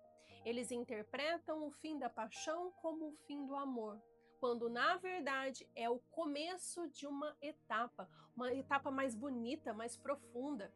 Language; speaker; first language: Portuguese; native; Portuguese